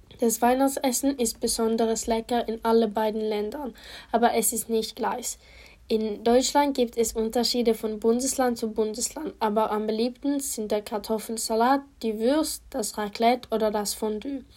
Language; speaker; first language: German; non-native, learner; Polish